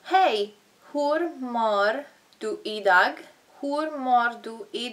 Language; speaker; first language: Swedish; non-native, learner; Italian